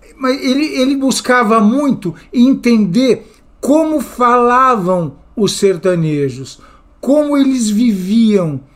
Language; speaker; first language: Portuguese; native; Portuguese